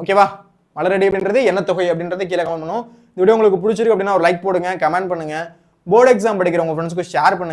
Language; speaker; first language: Tamil; native; Tamil